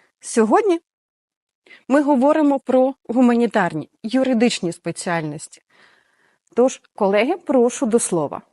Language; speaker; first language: Ukrainian; native; Ukrainian